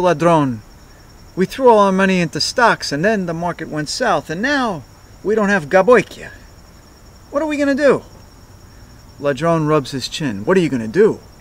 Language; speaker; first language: English; native; English